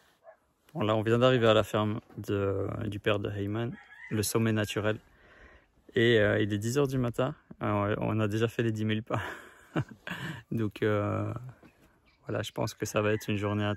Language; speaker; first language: French; native; French